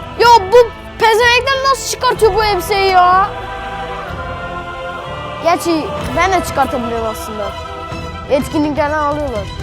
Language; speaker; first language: Turkish; native; Turkish